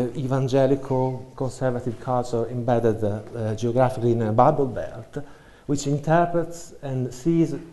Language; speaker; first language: English; non-native, fluent; Italian